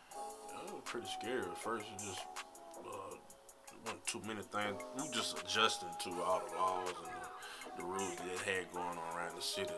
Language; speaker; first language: English; native; English